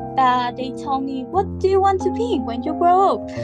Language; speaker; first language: English; non-native, fluent; Spanish